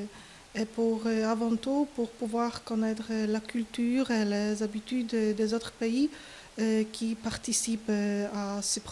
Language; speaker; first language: French; non-native, fluent; Polish